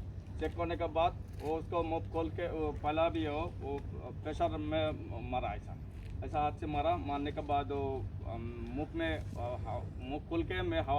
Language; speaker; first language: Hindi; non-native, local second language; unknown